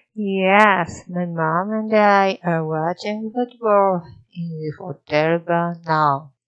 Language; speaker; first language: English; non-native, learner; Japanese